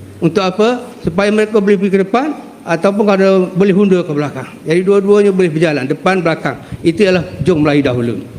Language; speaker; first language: Malay; native; Malay